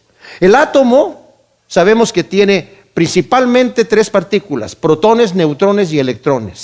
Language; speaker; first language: Spanish; native; Spanish